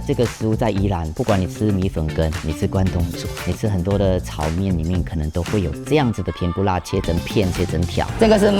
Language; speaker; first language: Chinese; native; Chinese